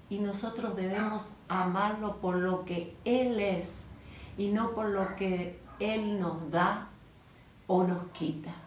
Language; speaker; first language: Spanish; native; Spanish